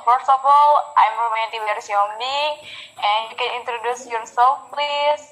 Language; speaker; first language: English; non-native, learner; Indonesian